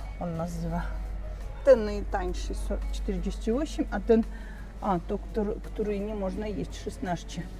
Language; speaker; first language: Polish; non-native, learner; Russian